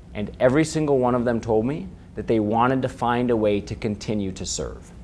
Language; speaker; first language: English; native; English